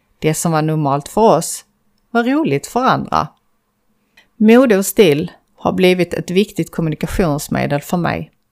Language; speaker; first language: Swedish; early bilingual, other home language; Persian